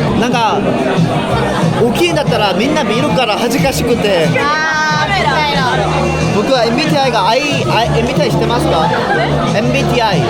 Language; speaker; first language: Japanese; non-native, learner; Korean